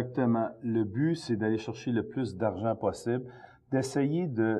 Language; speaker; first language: French; native; French